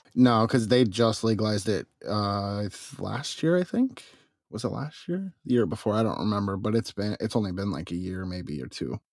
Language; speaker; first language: English; native; English